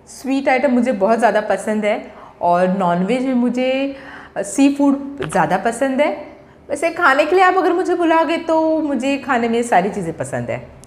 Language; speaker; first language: Hindi; non-native, local second language; Marathi